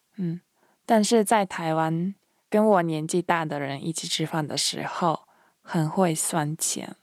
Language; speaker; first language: Chinese; non-native, fluent; Japanese